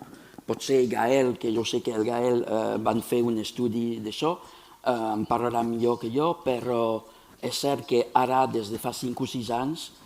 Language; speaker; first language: Catalan; non-native, fluent; French